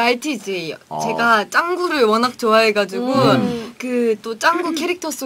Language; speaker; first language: Korean; native; Korean